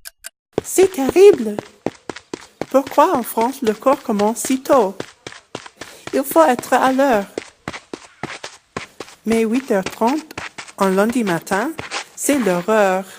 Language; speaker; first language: French; non-native, learner; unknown